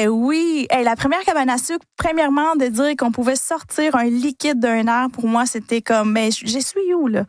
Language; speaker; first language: French; early bilingual, other home language; Spanish